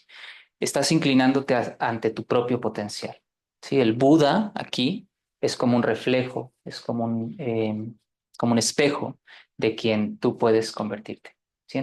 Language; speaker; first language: Spanish; native; Spanish